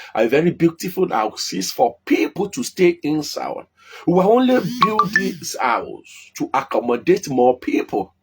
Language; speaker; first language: English; non-native, local second language; Yoruba